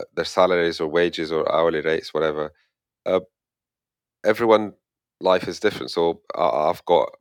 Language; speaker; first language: English; non-native, fluent; Arabic